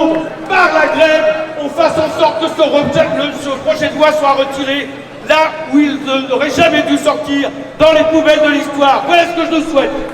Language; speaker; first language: French; native; French